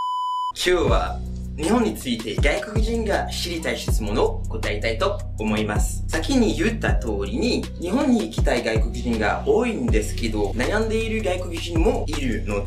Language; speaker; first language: Japanese; non-native, fluent; French